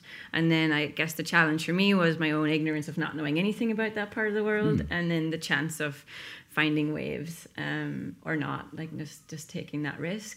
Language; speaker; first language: English; native; English